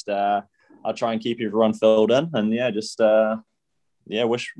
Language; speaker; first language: English; native; English